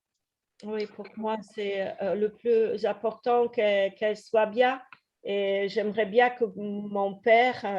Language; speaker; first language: French; non-native, fluent; Polish